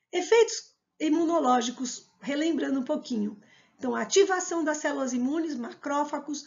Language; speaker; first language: Portuguese; native; Portuguese